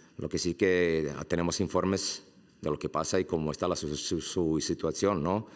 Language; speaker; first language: Spanish; non-native, fluent; Croatian